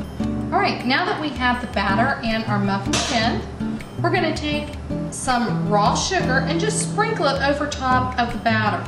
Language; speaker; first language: English; native; English